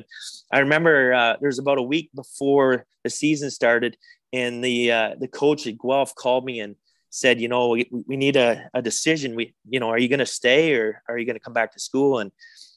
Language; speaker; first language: English; native; English